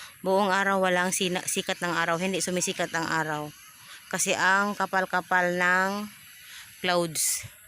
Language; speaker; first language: Filipino; non-native, local second language; Cebuano